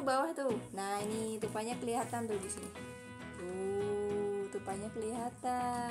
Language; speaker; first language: Indonesian; native; Indonesian